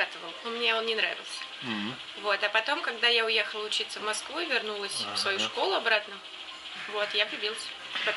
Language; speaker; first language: Russian; native; Russian